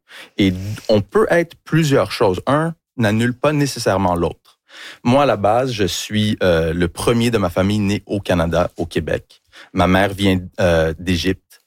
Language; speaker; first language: French; early bilingual, other home language; English